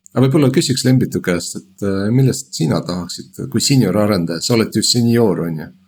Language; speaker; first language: Estonian; non-native, local second language; Russian